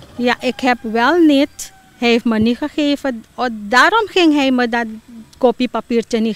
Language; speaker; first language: Dutch; non-native, local second language; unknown